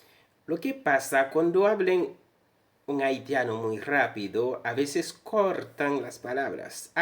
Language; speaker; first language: Spanish; non-native, fluent; Haitian Creole